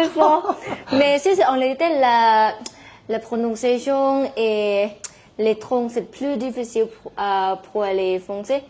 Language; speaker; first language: French; non-native, learner; Thai